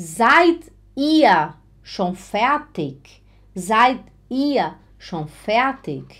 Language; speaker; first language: German; non-native, fluent; Portuguese